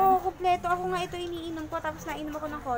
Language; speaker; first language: Filipino; native; Filipino